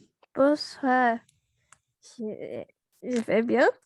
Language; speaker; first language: French; non-native, learner; Portuguese